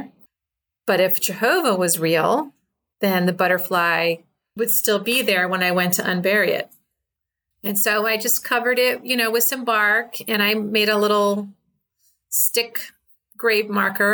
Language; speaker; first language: English; native; English